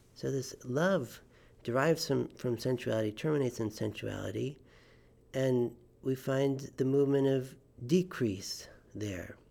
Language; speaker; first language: English; native; English